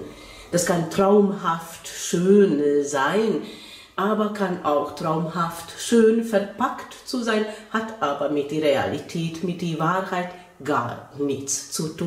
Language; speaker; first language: German; non-native, fluent; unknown